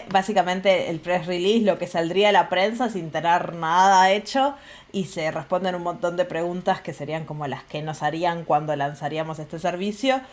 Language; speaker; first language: Spanish; native; Spanish